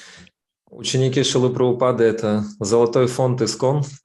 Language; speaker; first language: Russian; native; Russian